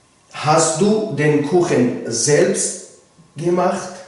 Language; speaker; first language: German; non-native, fluent; Tajik